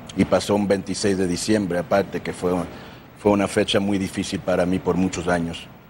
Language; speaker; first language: Spanish; early bilingual, heritage; Spanish